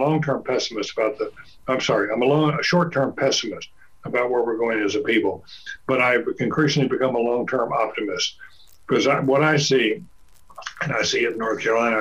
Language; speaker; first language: English; native; English